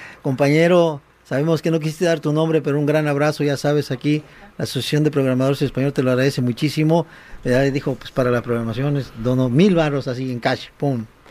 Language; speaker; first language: Spanish; native; Spanish